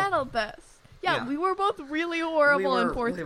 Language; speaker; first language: English; native; English